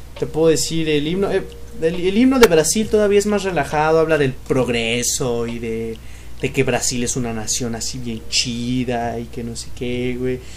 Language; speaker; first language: Spanish; native; Spanish